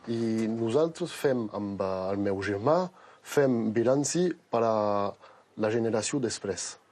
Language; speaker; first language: Catalan; non-native, local second language; French